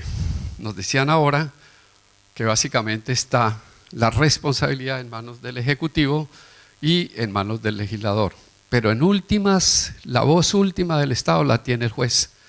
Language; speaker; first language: Spanish; native; Spanish